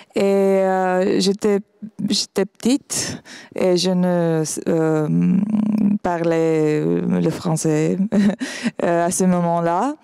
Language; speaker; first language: French; non-native, fluent; Romanian